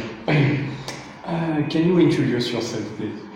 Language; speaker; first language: English; non-native, learner; French